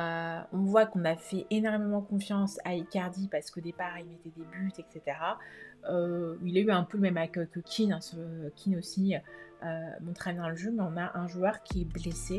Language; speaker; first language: French; native; French